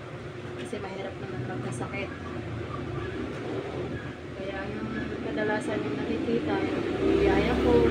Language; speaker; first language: Filipino; native; Filipino